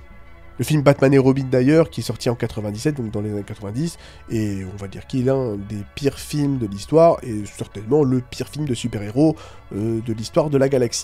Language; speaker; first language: French; native; French